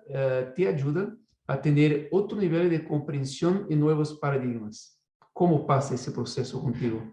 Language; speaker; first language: Spanish; non-native, fluent; Portuguese